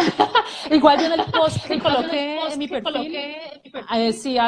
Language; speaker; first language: Spanish; native; Spanish